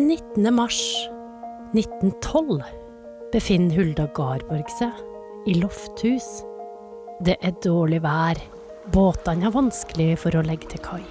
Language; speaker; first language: Norwegian; native; Norwegian